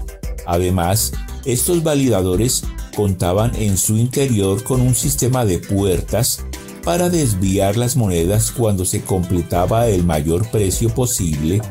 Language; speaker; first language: Spanish; native; Spanish